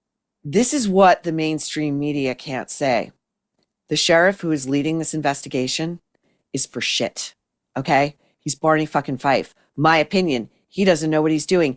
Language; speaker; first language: English; native; English